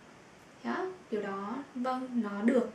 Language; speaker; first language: Vietnamese; native; Vietnamese